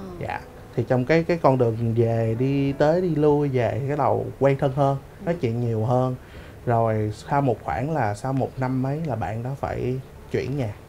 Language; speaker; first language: Vietnamese; early bilingual, other home language; English